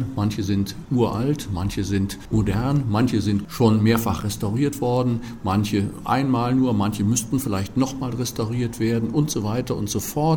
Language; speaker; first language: German; native; German